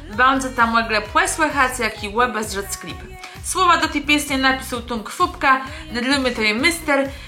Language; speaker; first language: Polish; non-native, local second language; Kashubian